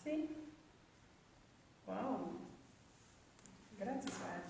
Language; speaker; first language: Italian; non-native, learner; Arabic